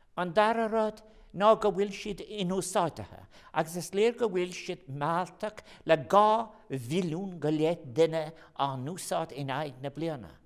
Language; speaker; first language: Irish; non-native, local second language; English